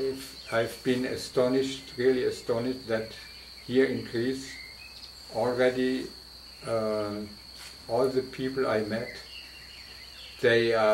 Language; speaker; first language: English; non-native, fluent; German